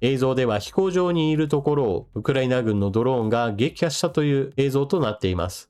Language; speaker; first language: Japanese; native; Japanese